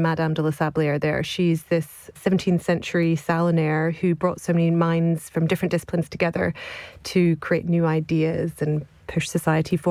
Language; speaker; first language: English; native; English